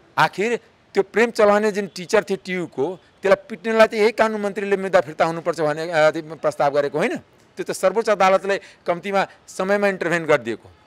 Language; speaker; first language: Nepali; non-native, local second language; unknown